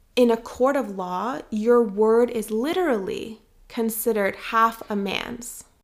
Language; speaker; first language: English; early bilingual, other home language; Persian